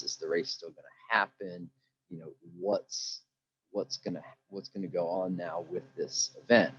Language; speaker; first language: English; native; English